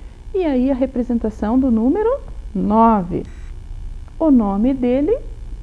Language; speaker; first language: Portuguese; native; Portuguese